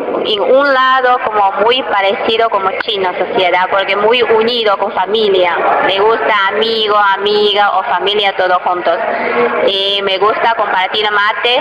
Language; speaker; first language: Spanish; non-native, learner; Chinese